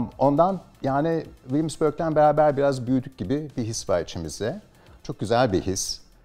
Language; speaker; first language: Turkish; early bilingual, heritage; Turkish